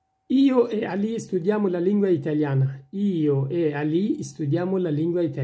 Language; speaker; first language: Italian; non-native, fluent; Persian